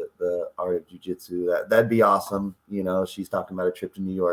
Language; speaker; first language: English; native; English